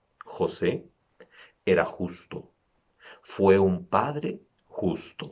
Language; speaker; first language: Spanish; native; Spanish